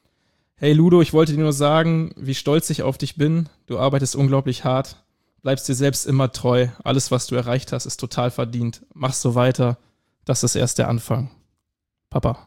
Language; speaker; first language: German; native; German